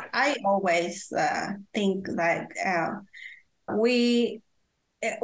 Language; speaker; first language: English; non-native, fluent; Spanish